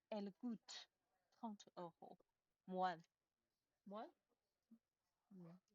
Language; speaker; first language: French; non-native, learner; Chinese